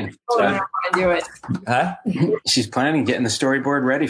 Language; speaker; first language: English; native; English